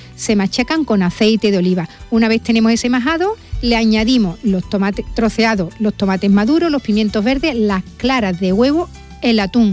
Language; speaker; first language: Spanish; native; Spanish